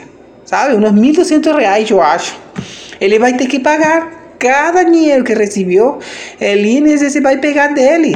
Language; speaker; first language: Portuguese; non-native, fluent; Spanish